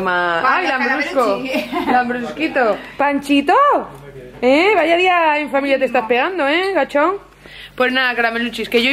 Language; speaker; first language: Spanish; native; Spanish